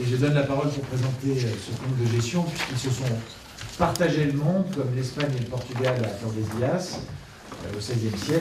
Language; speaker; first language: French; native; French